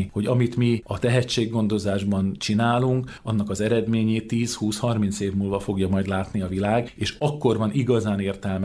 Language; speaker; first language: Hungarian; native; Hungarian